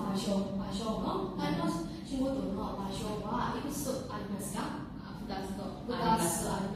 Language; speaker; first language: Japanese; non-native, learner; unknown